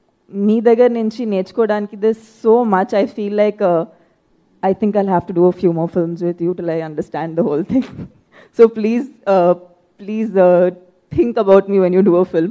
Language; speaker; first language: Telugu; non-native, fluent; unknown